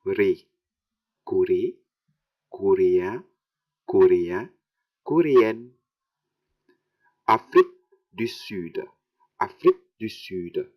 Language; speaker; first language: French; non-native, fluent; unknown